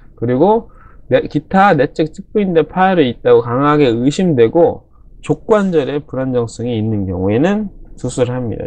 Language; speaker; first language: Korean; native; Korean